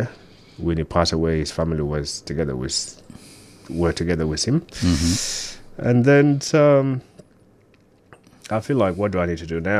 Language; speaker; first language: English; early bilingual, other home language; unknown